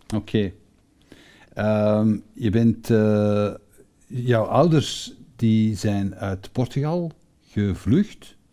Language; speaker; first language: Dutch; native; Dutch